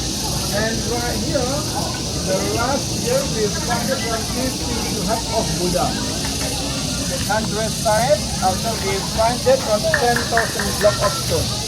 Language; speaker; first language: English; non-native, learner; Indonesian